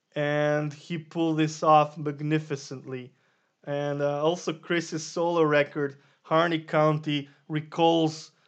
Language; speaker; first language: English; non-native, fluent; Serbian